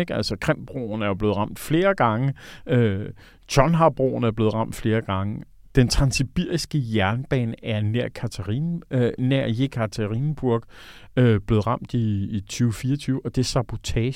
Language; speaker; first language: Danish; native; Danish